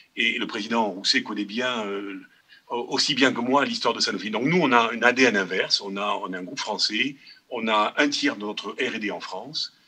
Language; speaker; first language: French; native; French